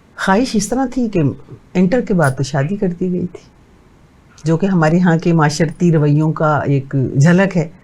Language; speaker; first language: Urdu; native; Urdu